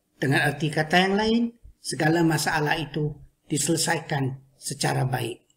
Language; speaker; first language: Malay; non-native, local second language; Chinese